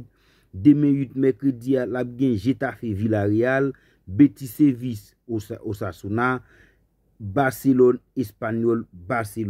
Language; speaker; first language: French; non-native, learner; Haitian Creole